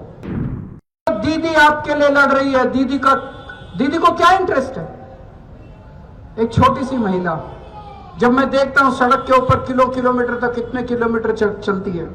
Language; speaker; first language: Hindi; native; Hindi